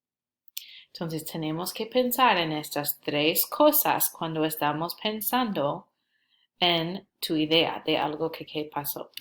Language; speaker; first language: Spanish; non-native, fluent; English